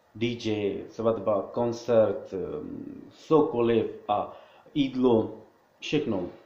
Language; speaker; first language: Czech; non-native, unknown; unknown